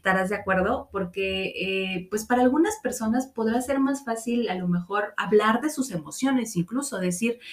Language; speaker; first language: Spanish; native; Spanish